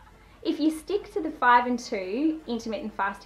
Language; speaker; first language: English; native; English